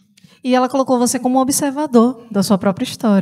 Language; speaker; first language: Portuguese; native; Portuguese